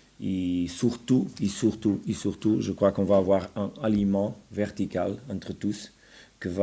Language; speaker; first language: French; non-native, fluent; Portuguese